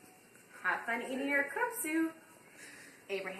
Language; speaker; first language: English; native; English